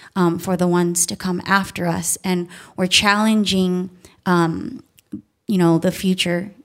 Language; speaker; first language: English; early bilingual, other home language; Filipino